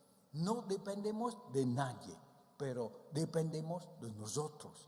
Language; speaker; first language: Spanish; non-native, fluent; Vietnamese